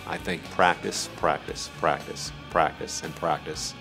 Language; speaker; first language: English; native; English